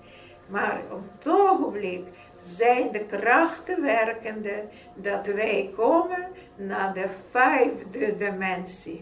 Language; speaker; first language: Dutch; non-native, fluent; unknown